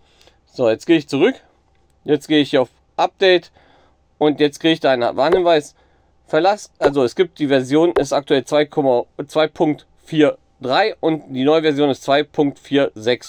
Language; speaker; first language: German; native; German